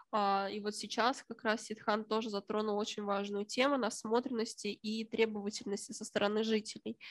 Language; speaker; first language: Russian; native; Russian